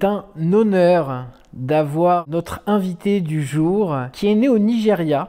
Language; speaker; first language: French; native; French